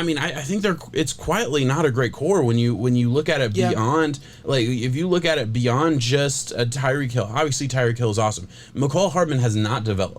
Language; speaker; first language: English; native; English